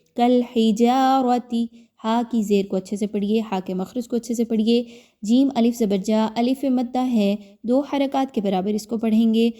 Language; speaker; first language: Urdu; native; Urdu